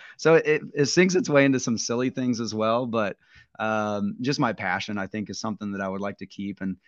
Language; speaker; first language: English; native; English